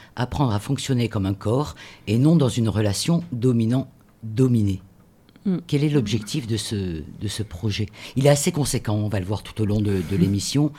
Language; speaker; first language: French; native; French